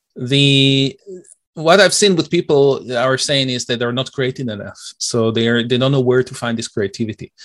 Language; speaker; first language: English; non-native, fluent; Hebrew